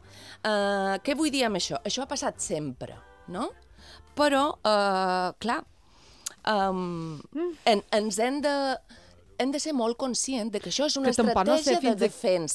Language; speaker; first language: Catalan; native; Catalan